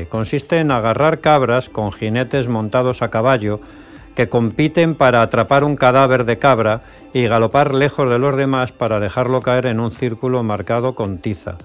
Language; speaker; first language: Spanish; native; Spanish